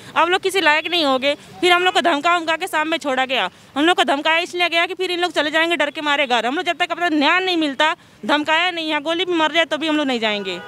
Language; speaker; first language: Hindi; native; Hindi